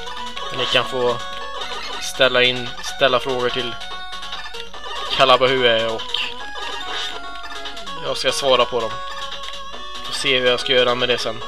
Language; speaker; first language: Swedish; native; Swedish